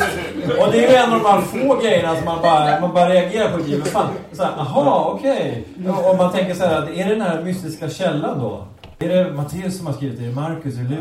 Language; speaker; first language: Swedish; native; Swedish